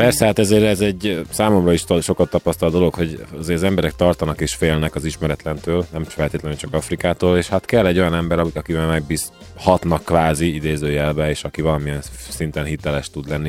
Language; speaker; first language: Hungarian; native; Hungarian